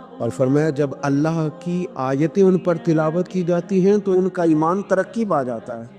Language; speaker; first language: Urdu; non-native, local second language; Punjabi